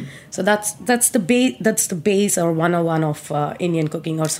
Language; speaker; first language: English; non-native, local second language; Telugu